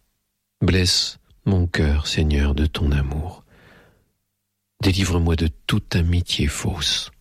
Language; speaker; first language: French; native; French